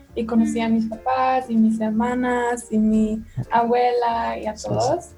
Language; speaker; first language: Spanish; non-native, learner; German